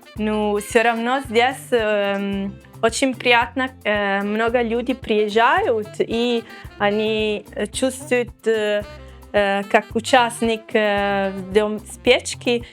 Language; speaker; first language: Russian; non-native, learner; Italian